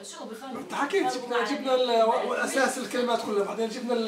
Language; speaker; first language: Arabic; native; Arabic